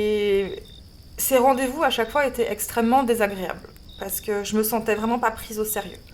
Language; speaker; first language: French; native; French